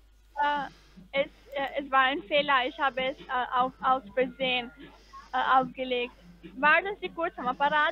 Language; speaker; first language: German; non-native, fluent; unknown